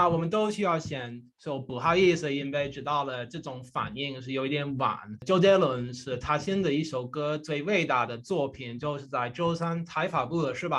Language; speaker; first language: Chinese; non-native, fluent; English